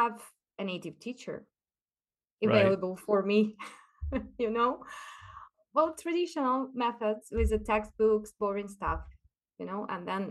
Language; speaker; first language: English; non-native, fluent; Russian